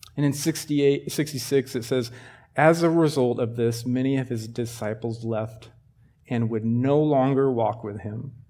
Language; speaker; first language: English; native; English